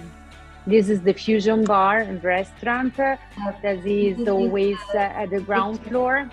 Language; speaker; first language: English; non-native, local second language; Italian